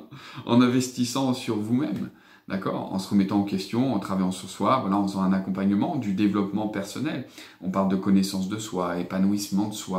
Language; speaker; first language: French; native; French